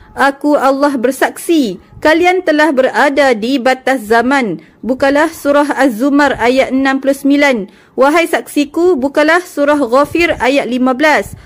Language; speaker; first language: Malay; native; Malay